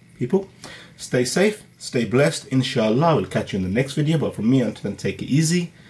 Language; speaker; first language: English; early bilingual, other home language; Urdu